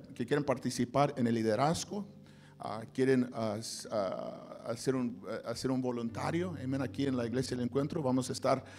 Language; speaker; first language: Spanish; early bilingual, heritage; Spanish